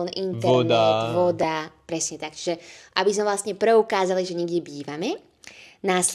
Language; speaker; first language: Slovak; native; Slovak